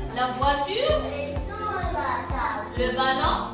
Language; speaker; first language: French; non-native, local second language; Arabic